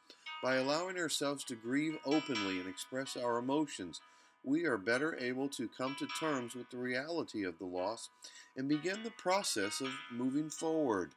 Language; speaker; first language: English; native; English